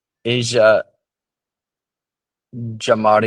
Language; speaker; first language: Spanish; non-native, learner; English